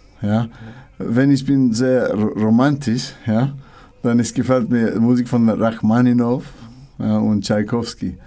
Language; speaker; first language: German; non-native, learner; English